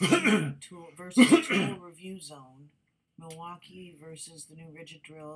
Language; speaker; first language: English; native; English